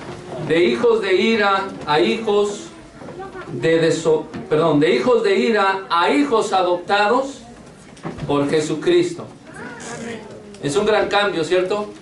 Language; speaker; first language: Spanish; native; Spanish